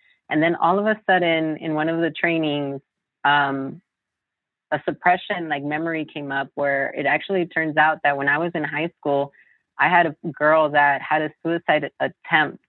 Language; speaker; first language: English; native; English